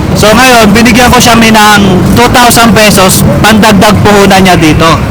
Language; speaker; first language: Filipino; native; Filipino